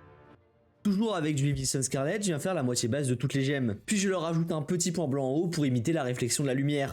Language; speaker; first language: French; native; French